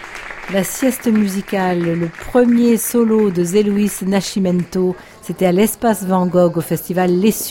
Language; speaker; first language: French; native; French